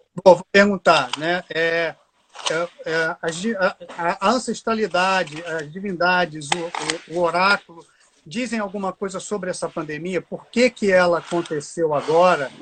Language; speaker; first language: Portuguese; native; Portuguese